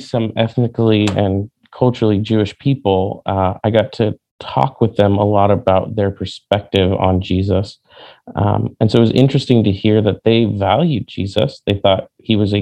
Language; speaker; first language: English; native; English